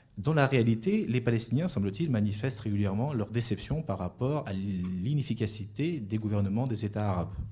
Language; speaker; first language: French; native; French